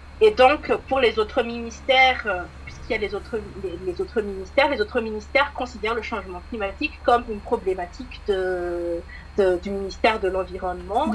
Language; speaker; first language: French; non-native, local second language; Malagasy